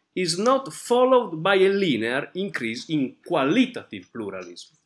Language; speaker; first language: English; non-native, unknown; Italian